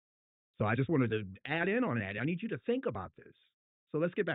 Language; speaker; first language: English; native; English